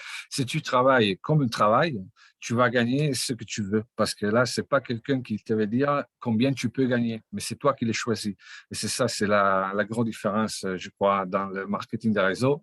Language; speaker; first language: French; non-native, fluent; Portuguese